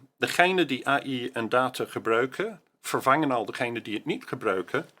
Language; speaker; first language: Dutch; non-native, fluent; English